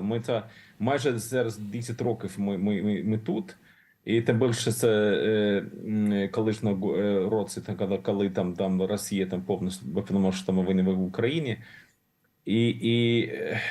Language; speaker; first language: Ukrainian; non-native, learner; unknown